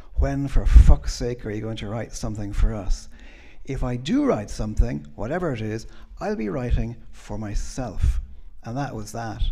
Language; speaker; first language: English; native; English